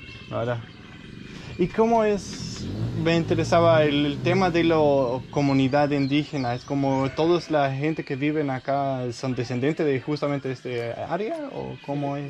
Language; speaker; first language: Spanish; non-native, fluent; Danish